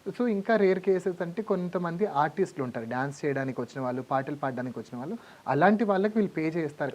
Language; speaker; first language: Telugu; non-native, local second language; Lambadi